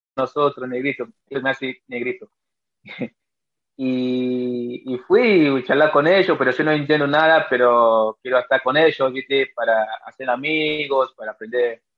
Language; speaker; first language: Spanish; non-native, fluent; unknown